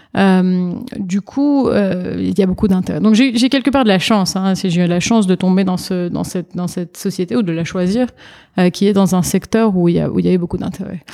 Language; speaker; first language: French; native; French